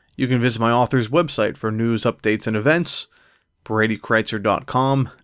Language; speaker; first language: English; native; English